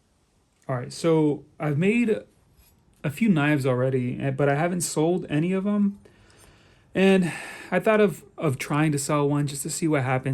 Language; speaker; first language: English; native; English